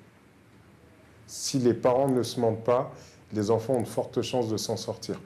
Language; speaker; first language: French; native; French